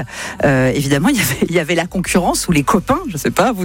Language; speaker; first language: French; native; French